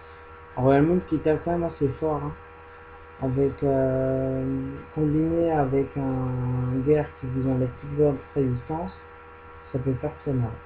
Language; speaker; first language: French; native; French